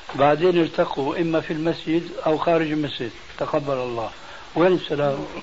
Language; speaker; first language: Arabic; early bilingual, other home language; Albanian